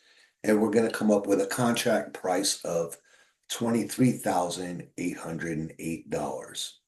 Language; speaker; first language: English; native; English